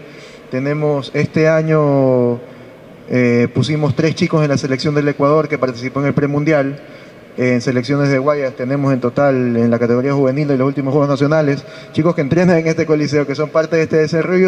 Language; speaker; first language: Spanish; native; Spanish